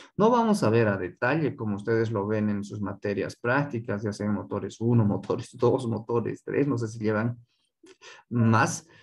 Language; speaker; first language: Spanish; non-native, local second language; Quechua